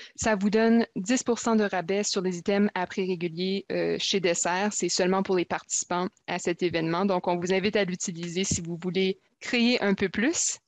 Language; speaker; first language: French; native; French